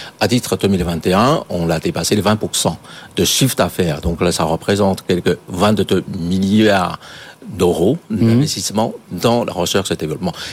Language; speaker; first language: French; non-native, fluent; Chinese